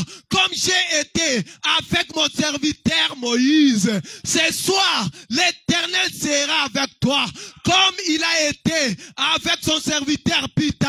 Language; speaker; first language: French; non-native, local second language; Lingala